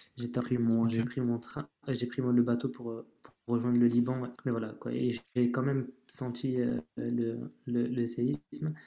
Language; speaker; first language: French; native; French